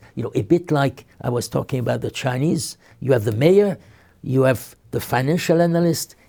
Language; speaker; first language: English; non-native, fluent; French